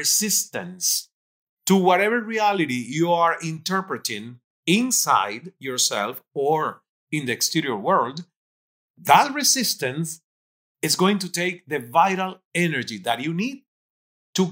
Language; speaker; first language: English; non-native, fluent; Spanish